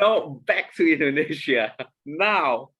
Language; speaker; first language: English; non-native, learner; Indonesian